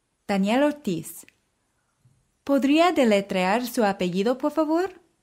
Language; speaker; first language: Spanish; non-native, fluent; English